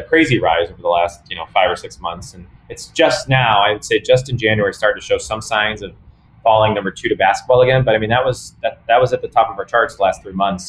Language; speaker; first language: English; native; English